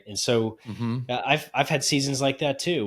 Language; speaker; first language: English; native; English